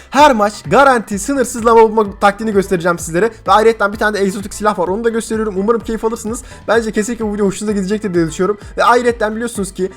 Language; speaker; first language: Turkish; native; Turkish